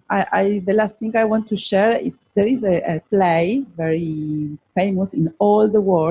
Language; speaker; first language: English; non-native, fluent; Spanish